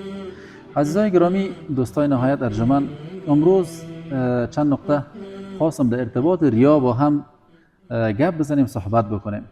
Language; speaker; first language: Persian; native; Persian